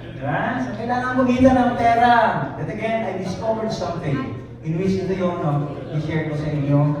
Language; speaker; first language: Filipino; non-native, local second language; Cebuano